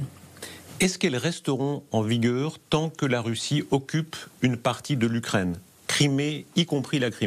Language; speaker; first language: French; native; French